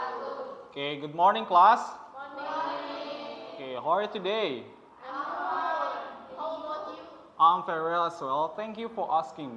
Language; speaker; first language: English; non-native, learner; Indonesian